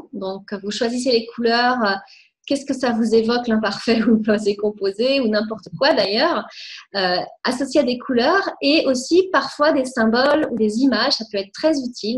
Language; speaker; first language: French; native; French